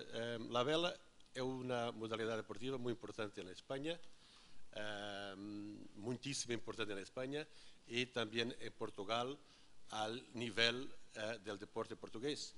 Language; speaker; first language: Spanish; non-native, learner; Portuguese